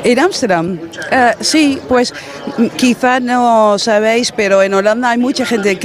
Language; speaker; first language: Spanish; non-native, fluent; Dutch